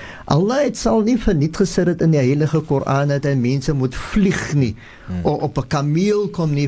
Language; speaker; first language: Afrikaans; early bilingual, heritage; Afrikaans